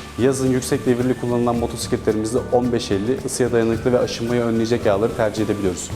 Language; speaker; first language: Turkish; native; Turkish